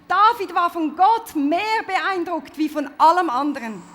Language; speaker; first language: German; native; German